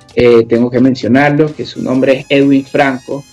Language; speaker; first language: Spanish; native; Spanish